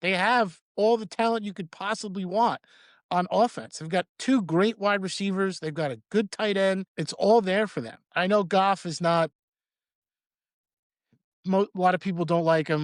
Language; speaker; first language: English; native; English